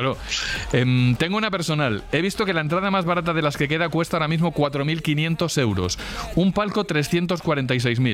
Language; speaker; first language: Spanish; native; Spanish